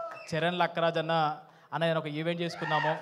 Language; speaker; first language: Telugu; native; Telugu